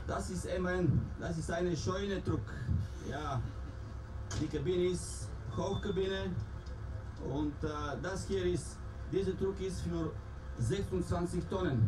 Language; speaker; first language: German; non-native, learner; Bulgarian